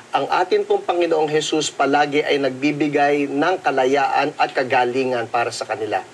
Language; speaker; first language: Filipino; native; Filipino